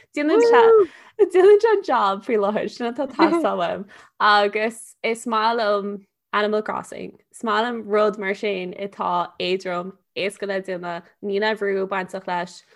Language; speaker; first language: Irish; non-native, local second language; English